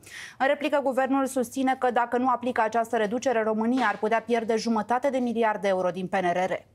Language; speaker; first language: Romanian; native; Romanian